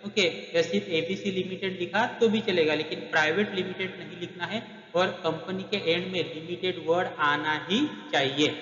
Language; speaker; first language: Hindi; non-native, local second language; Marathi